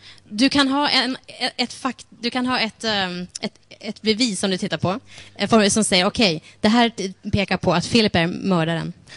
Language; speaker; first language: Swedish; native; Swedish